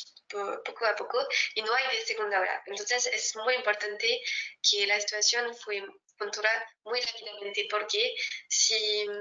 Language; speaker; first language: Spanish; non-native, fluent; French